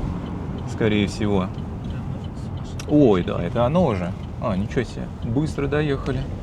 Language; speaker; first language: Russian; native; Russian